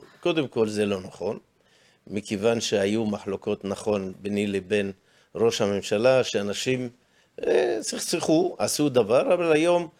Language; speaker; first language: Hebrew; non-native, local second language; Arabic